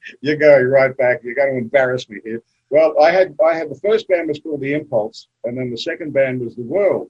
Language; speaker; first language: English; native; English